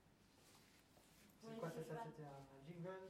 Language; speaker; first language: French; native; French